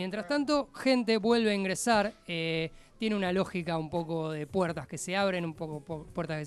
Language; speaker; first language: Spanish; native; Spanish